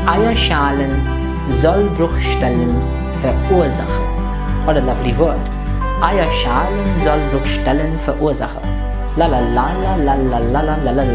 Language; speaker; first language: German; non-native, fluent; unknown